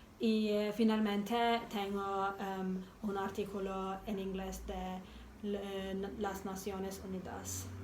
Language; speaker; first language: Spanish; non-native, learner; English